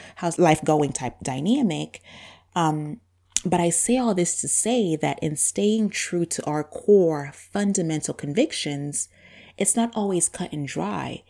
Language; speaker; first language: English; non-native, local second language; Bemba